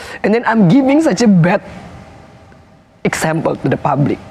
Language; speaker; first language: English; non-native, fluent; Indonesian